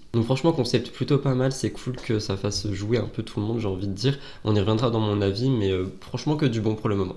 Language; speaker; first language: French; native; French